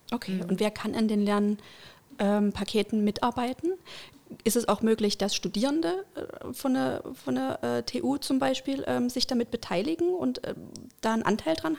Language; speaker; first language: German; native; German